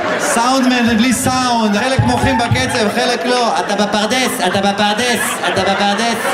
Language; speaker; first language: Hebrew; native; Hebrew